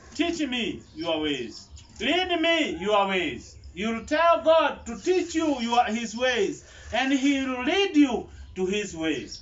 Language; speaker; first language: English; non-native, local second language; Kikuyu